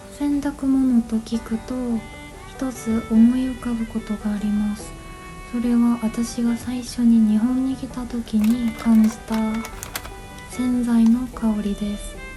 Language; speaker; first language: Japanese; non-native, fluent; Korean